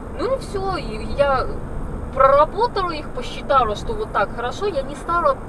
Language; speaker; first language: Russian; native; Russian